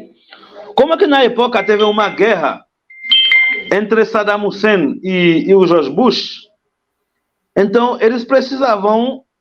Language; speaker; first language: Portuguese; non-native, fluent; Haitian Creole